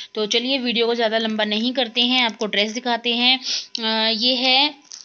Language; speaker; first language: Hindi; native; Hindi